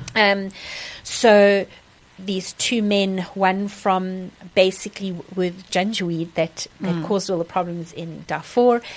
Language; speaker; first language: English; native; English